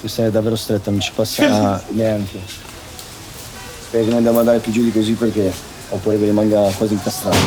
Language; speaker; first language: Italian; native; Italian